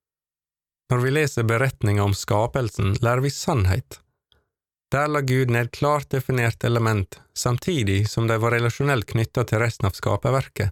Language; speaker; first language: Norwegian; native; Norwegian